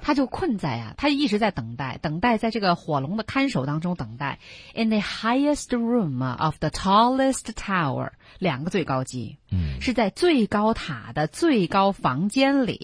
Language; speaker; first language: Chinese; native; Chinese